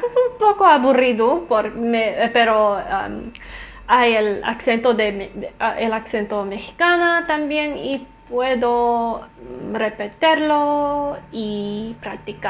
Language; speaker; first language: Spanish; non-native, learner; English